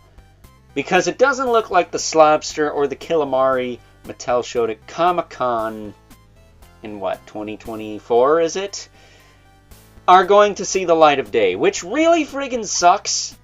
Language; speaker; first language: English; native; English